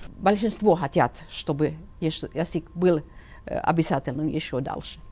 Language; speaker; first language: Russian; non-native, fluent; Swedish